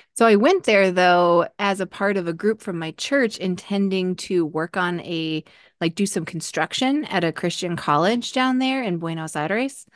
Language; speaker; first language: English; native; English